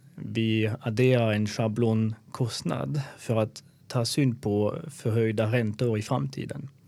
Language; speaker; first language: Swedish; non-native, fluent; French